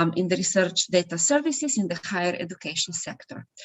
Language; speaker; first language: English; non-native, fluent; Slovenian